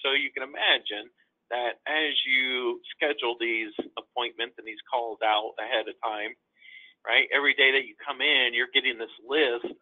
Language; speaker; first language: English; native; English